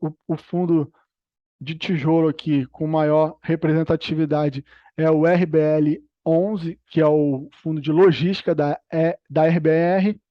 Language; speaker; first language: Portuguese; native; Portuguese